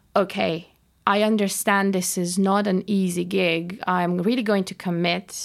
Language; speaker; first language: English; non-native, fluent; Bulgarian